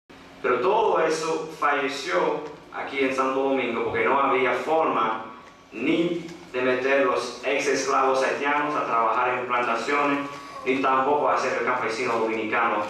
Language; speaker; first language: Spanish; non-native, fluent; English